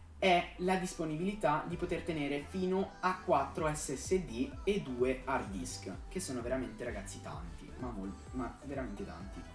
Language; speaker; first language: Italian; native; Italian